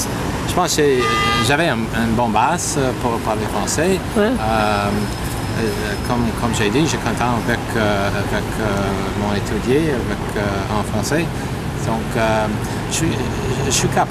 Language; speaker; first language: French; non-native, learner; English